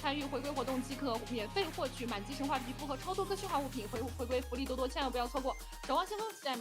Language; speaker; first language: Chinese; native; Chinese